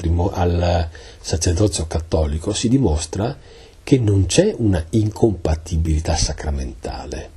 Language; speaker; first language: Italian; native; Italian